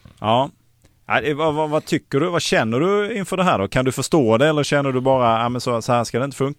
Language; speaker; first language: Swedish; native; Swedish